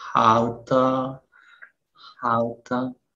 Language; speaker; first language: Chinese; non-native, learner; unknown